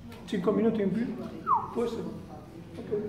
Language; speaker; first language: Italian; non-native, fluent; Spanish